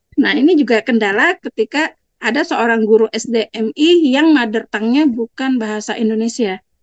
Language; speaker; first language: Indonesian; non-native, local second language; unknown